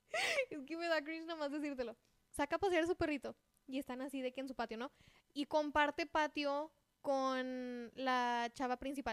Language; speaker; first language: Spanish; native; Spanish